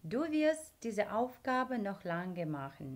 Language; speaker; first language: German; non-native, fluent; Ukrainian